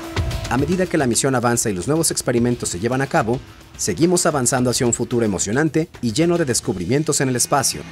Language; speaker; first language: Spanish; native; Spanish